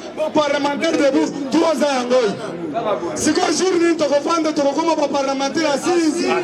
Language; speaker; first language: Lingala; native; Lingala